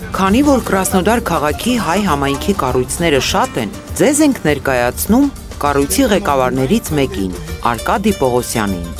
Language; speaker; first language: Armenian; native; Armenian